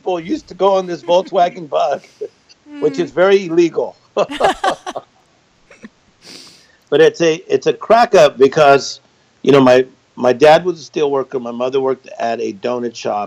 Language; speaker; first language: English; native; English